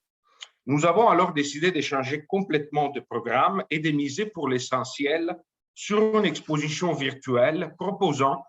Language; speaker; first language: French; native; French